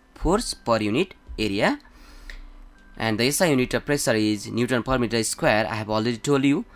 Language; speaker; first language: English; non-native, local second language; Nepali